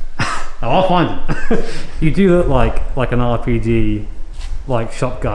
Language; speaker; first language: English; native; English